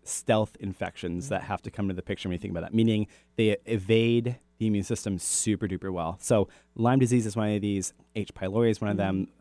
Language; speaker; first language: English; native; English